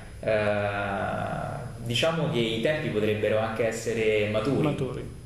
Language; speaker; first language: Italian; native; Italian